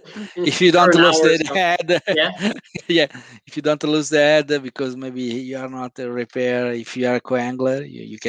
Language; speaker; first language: English; non-native, fluent; Italian